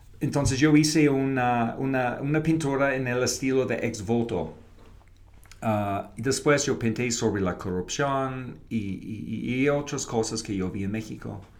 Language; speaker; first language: Spanish; non-native, fluent; English